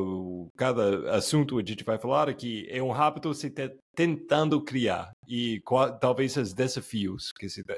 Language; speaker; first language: Portuguese; non-native, fluent; English